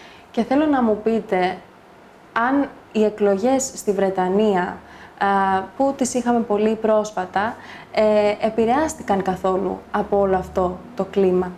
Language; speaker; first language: Greek; native; Greek